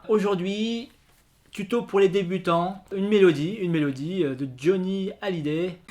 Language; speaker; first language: French; native; French